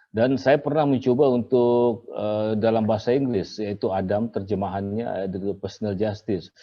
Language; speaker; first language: Malay; native; Malay